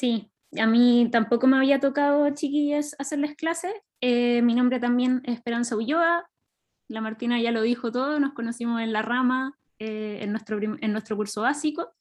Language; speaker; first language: Spanish; native; Spanish